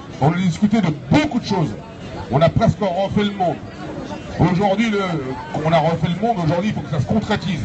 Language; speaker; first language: French; native; French